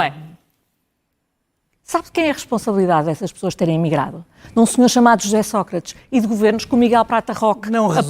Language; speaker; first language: Portuguese; native; Portuguese